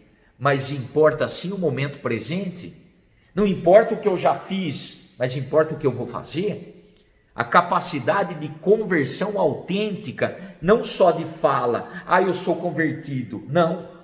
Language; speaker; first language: Portuguese; native; Portuguese